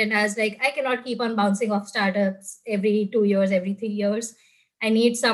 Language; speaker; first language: English; non-native, local second language; Gujarati